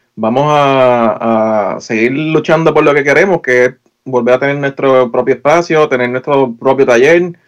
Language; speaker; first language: Spanish; native; Spanish